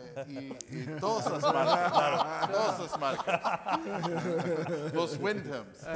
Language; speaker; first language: Spanish; non-native, fluent; English